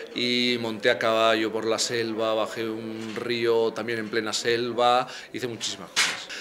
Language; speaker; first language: Spanish; native; Spanish